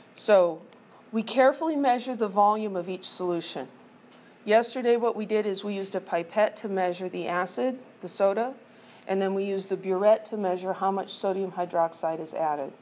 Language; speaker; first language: English; native; English